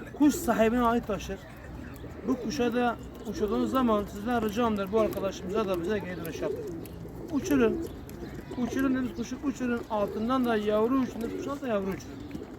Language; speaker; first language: Turkish; native; Turkish